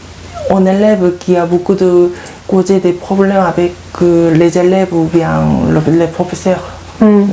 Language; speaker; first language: French; non-native, learner; Korean